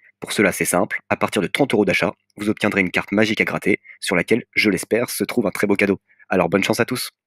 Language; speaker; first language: French; native; French